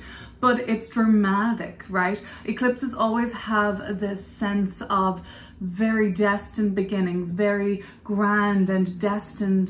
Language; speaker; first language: English; native; English